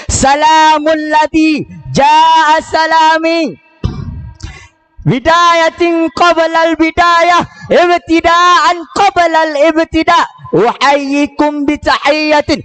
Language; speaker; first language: Arabic; non-native, learner; Achinese